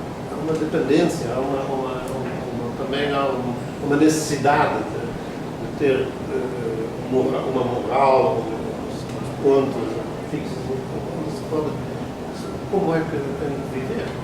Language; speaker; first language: Portuguese; non-native, fluent; Dutch